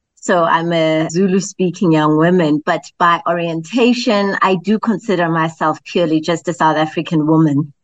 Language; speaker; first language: English; non-native, local second language; Zulu